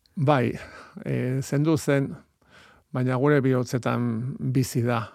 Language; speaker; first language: Basque; native; Basque